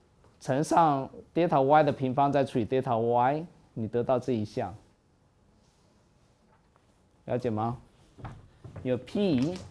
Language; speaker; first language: Chinese; native; Chinese